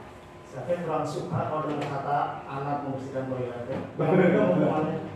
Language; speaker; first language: Indonesian; native; Indonesian